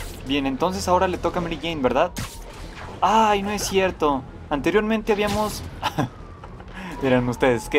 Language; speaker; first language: Spanish; native; Spanish